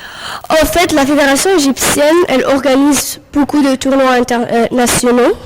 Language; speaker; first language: French; non-native, fluent; Arabic